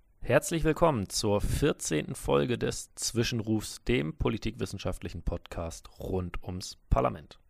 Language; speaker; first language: German; native; German